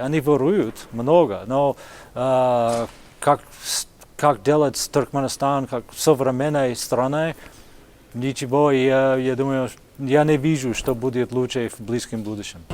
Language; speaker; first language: Russian; non-native, fluent; English